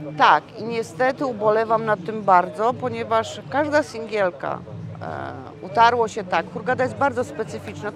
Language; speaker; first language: Polish; native; Polish